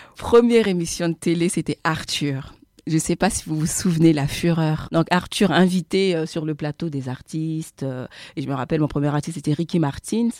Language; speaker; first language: French; early bilingual, other home language; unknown